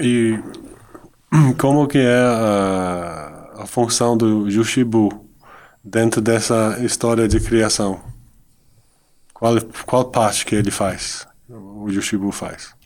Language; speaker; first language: Portuguese; non-native, fluent; Dutch